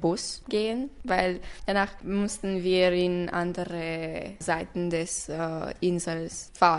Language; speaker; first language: German; non-native, local second language; Romanian